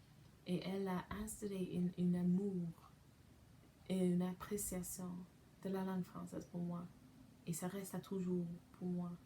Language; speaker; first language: French; non-native, learner; English